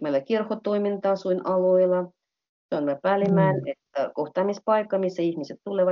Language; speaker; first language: Finnish; non-native, fluent; Russian